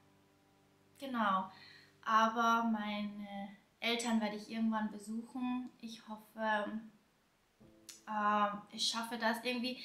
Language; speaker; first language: German; early bilingual, other home language; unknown